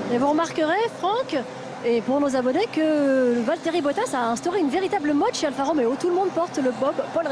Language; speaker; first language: French; native; French